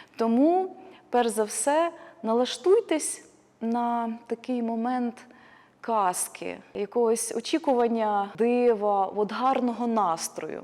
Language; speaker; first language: Ukrainian; native; Ukrainian